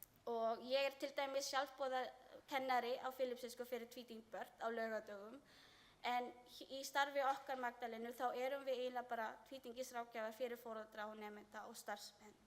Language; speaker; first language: Icelandic; non-native, learner; Filipino